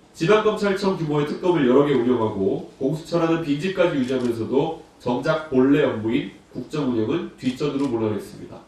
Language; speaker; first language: Korean; native; Korean